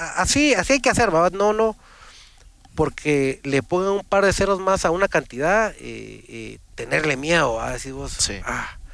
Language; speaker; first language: Spanish; native; Spanish